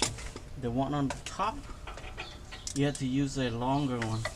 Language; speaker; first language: English; non-native, fluent; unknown